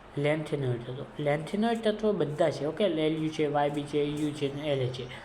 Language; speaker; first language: Gujarati; non-native, local second language; Marwari